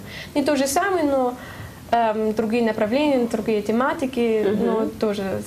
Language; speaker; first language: Russian; non-native, learner; German